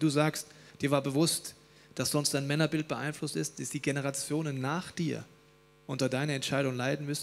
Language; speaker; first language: German; native; German